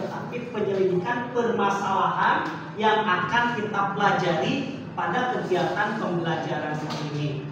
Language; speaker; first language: Indonesian; native; Indonesian